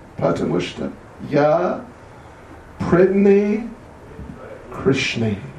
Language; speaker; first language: Russian; non-native, learner; English